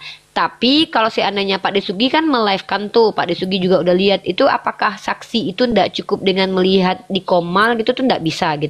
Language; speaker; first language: Indonesian; native; Indonesian